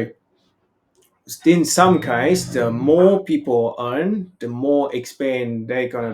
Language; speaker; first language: English; non-native, fluent; Vietnamese